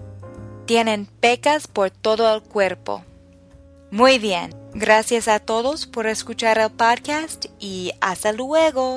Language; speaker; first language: Spanish; non-native, fluent; English